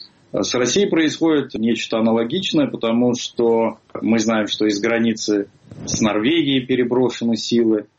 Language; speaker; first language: Russian; native; Russian